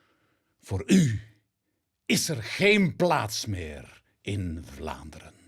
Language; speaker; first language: Dutch; native; Dutch